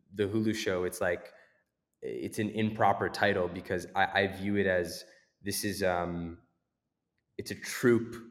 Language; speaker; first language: English; native; English